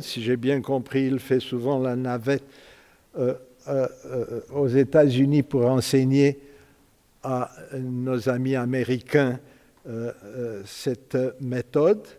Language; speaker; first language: French; non-native, fluent; Romanian